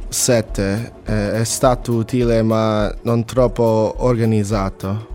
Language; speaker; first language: Italian; non-native, learner; English